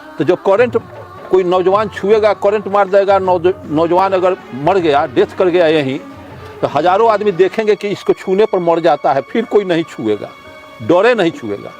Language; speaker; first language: Hindi; native; Hindi